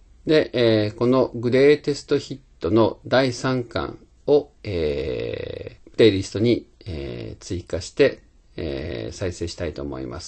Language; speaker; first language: Japanese; native; Japanese